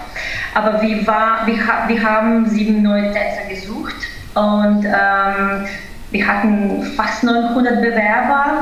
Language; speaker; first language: German; non-native, fluent; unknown